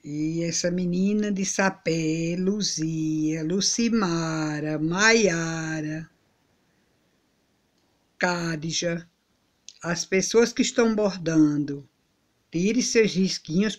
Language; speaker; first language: Portuguese; native; Portuguese